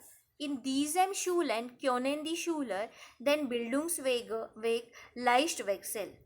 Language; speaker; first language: German; non-native, fluent; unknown